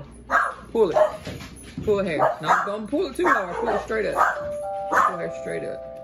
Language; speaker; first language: English; native; English